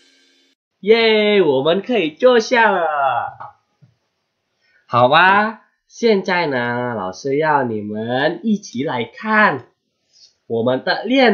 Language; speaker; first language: Chinese; non-native, fluent; Indonesian